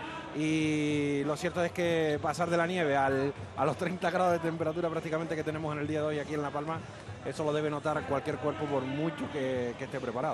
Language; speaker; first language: Spanish; native; Spanish